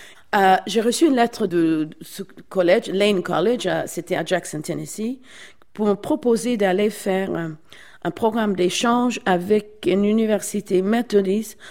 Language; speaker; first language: French; non-native, fluent; English